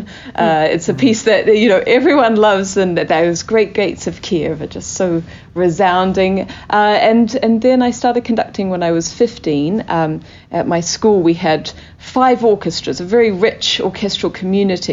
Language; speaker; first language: English; native; English